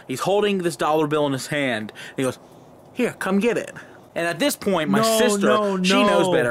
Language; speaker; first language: English; native; English